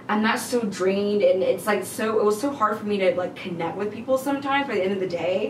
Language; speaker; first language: English; native; English